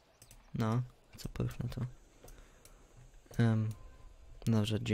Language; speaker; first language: Polish; early bilingual, heritage; Polish